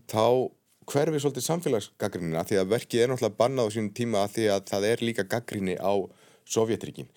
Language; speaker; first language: Icelandic; native; Icelandic